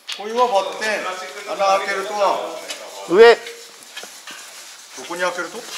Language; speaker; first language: Japanese; native; Japanese